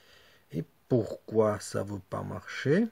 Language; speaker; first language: French; non-native, fluent; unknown